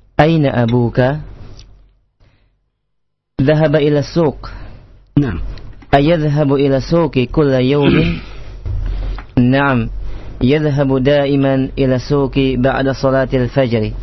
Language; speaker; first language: Arabic; non-native, learner; Indonesian